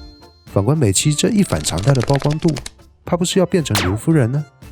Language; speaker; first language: Chinese; native; Chinese